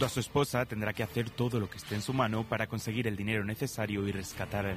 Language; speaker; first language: Spanish; native; Spanish